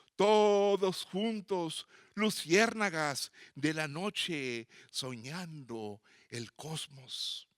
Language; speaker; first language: Spanish; native; Spanish